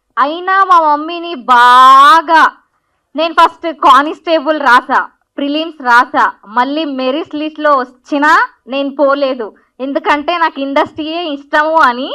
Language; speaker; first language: Telugu; non-native, local second language; Marathi